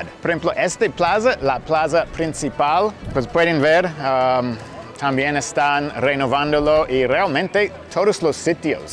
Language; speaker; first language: Spanish; non-native, fluent; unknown